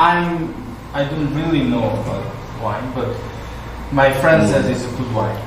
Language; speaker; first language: English; non-native, learner; Korean